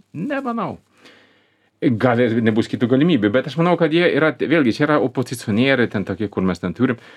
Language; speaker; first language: Lithuanian; non-native, fluent; Swedish